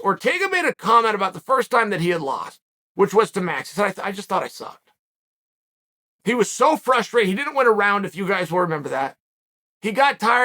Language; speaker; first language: English; native; English